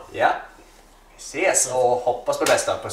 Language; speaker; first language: Swedish; native; Swedish